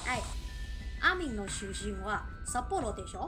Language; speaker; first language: Japanese; non-native, learner; Chinese